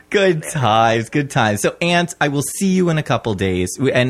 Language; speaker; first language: English; native; English